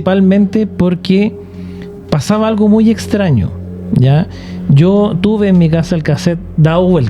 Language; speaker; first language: Spanish; native; Spanish